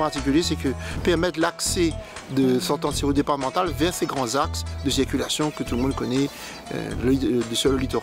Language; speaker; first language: French; native; French